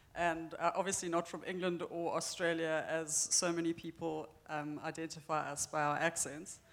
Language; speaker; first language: English; native; English